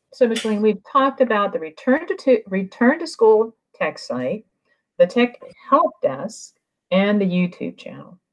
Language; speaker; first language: English; native; English